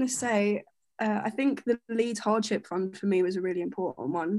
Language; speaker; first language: English; native; English